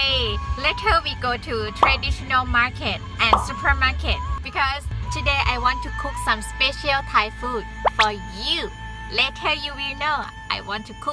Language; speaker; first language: English; non-native, learner; Thai